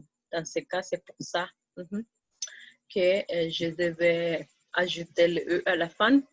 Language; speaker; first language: French; non-native, fluent; Spanish